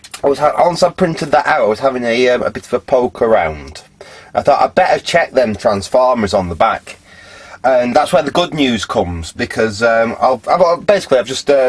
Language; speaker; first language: English; native; English